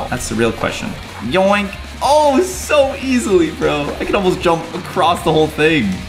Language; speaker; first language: English; native; English